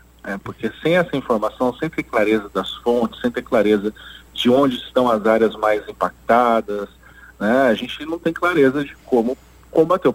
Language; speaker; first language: Portuguese; native; Portuguese